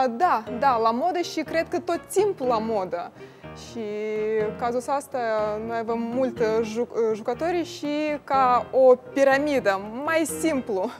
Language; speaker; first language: Romanian; non-native, learner; Russian